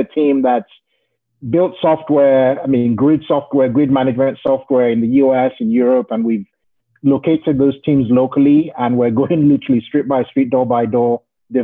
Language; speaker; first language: English; non-native, local second language; Yoruba